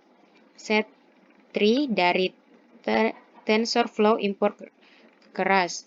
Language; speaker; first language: Indonesian; native; Indonesian